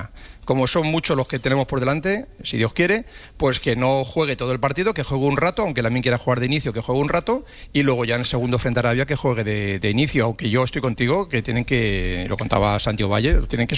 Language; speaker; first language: Spanish; native; Spanish